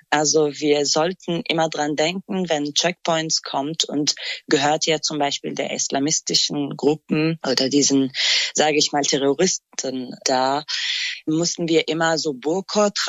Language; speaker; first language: German; non-native, fluent; Kurdish